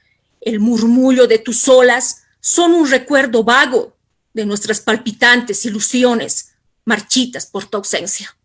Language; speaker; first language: Spanish; native; Spanish